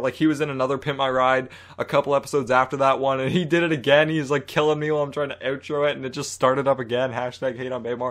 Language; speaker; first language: English; native; English